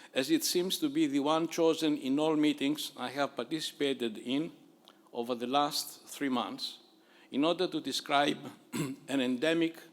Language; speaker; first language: English; non-native, fluent; Greek